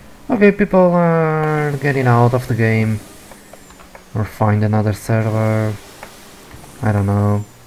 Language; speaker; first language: English; non-native, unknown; Portuguese